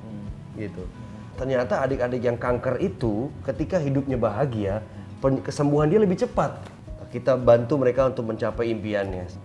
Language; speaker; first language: Indonesian; native; Indonesian